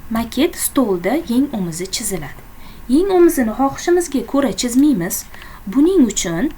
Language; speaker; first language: Uzbek; native; Uzbek